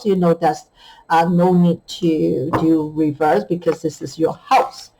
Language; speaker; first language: English; non-native, fluent; Chinese